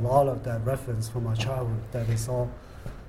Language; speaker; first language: English; non-native, local second language; Cantonese